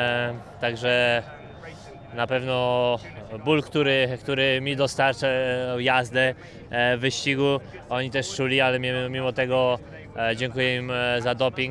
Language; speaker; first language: Polish; native; Polish